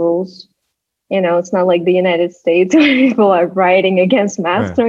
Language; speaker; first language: English; non-native, fluent; Russian